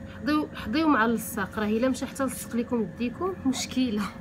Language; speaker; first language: Arabic; native; Arabic